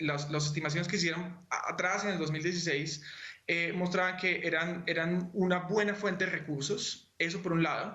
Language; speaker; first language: Spanish; native; Spanish